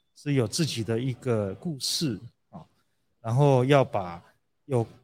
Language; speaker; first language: Chinese; early bilingual, heritage; Portuguese